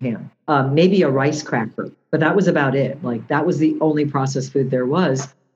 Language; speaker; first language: English; early bilingual, other home language; Japanese